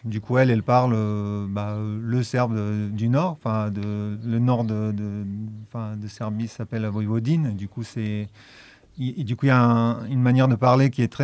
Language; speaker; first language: French; early bilingual, other home language; Serbian